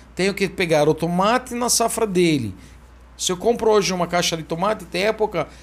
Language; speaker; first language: Portuguese; non-native, fluent; Italian